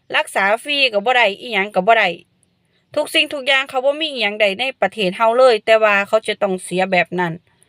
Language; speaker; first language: Thai; non-native, local second language; Northeastern Thai